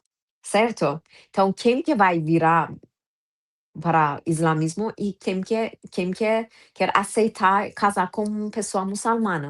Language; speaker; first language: Portuguese; non-native, fluent; Persian